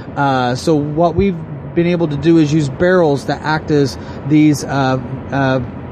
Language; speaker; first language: English; native; English